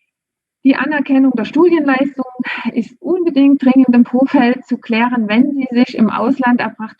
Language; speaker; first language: German; native; German